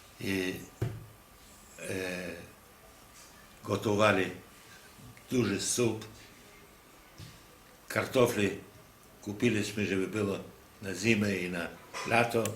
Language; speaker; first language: Polish; non-native, local second language; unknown